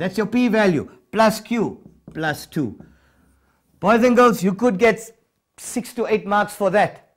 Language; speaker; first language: English; native; English